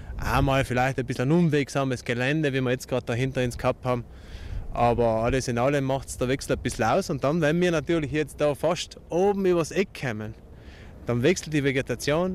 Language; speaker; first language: German; native; German